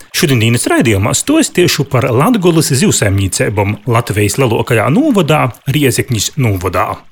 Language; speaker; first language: Latvian; native; Latvian